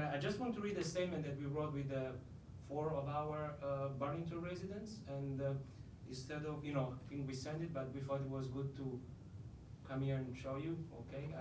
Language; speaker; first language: English; non-native, fluent; Italian